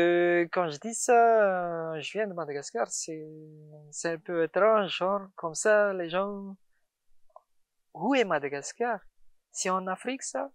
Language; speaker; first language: French; non-native, local second language; Malagasy